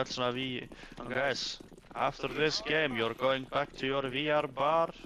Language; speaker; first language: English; non-native, fluent; Icelandic